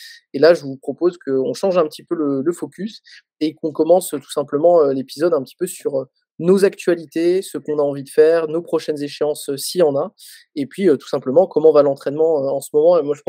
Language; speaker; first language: French; native; French